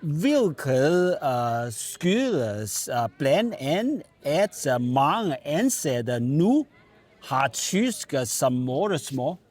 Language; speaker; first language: Danish; non-native, learner; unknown